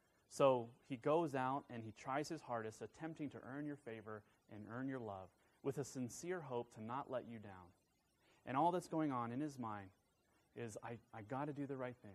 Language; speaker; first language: English; native; English